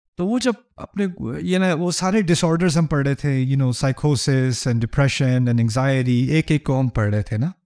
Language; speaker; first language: Urdu; early bilingual, heritage; Urdu